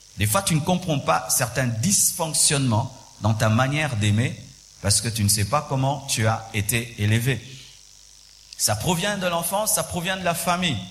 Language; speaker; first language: French; non-native, local second language; Swahili